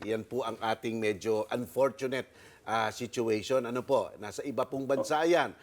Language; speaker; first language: Filipino; native; Filipino